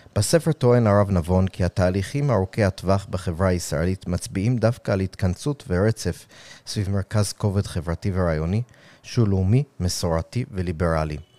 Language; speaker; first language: Hebrew; early bilingual, other home language; English